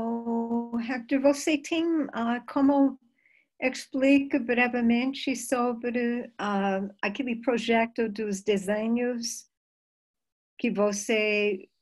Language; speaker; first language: Portuguese; non-native, fluent; English